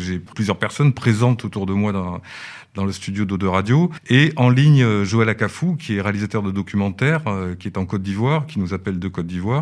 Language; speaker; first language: French; native; French